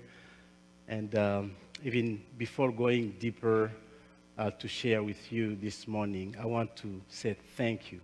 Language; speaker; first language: English; non-native, local second language; Kinyarwanda